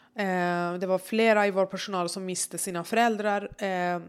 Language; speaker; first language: Swedish; early bilingual, other home language; Persian